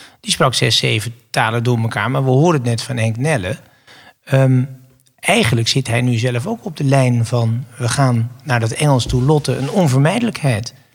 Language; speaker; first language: Dutch; native; Dutch